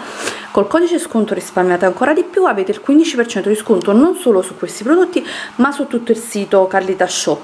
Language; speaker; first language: Italian; native; Italian